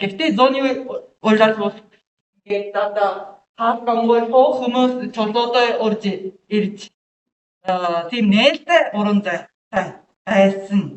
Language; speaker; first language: Mongolian; non-native, learner; Japanese